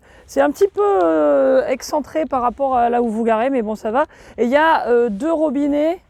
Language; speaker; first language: French; native; French